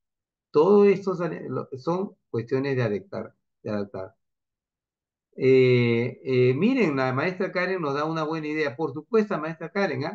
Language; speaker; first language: Spanish; native; Spanish